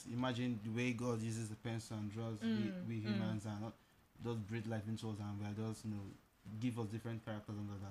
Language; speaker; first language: English; non-native, local second language; Igbo